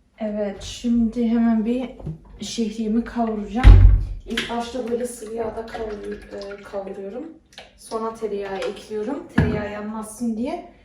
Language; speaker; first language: Turkish; early bilingual, heritage; Turkish